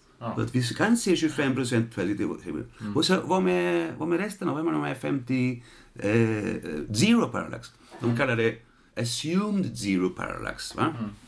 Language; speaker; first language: Swedish; non-native, fluent; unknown